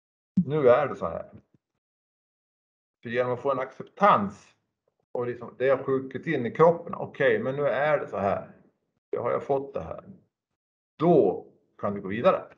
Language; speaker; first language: Swedish; native; Swedish